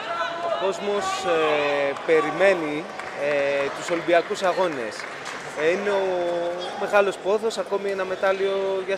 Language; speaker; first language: Greek; native; Greek